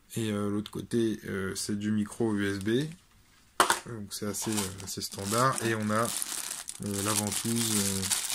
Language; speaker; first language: French; native; French